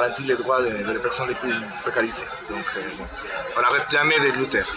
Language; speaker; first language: French; non-native, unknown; Spanish